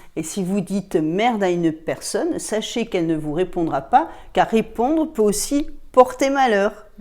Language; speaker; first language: French; native; French